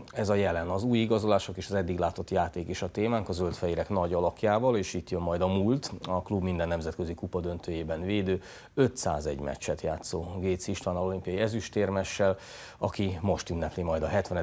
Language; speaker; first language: Hungarian; native; Hungarian